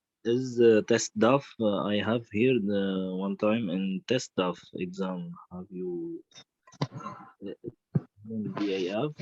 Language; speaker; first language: English; non-native, learner; Arabic